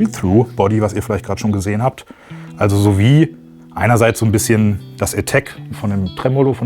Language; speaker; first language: German; native; German